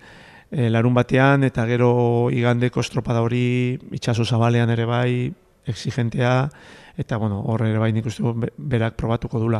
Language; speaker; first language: Basque; native; Basque